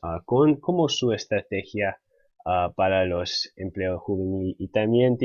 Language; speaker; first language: Spanish; non-native, fluent; English